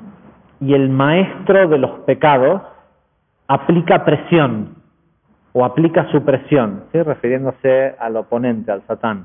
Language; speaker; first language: Spanish; native; Spanish